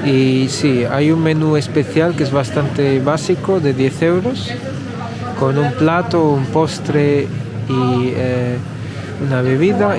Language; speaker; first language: Spanish; non-native, fluent; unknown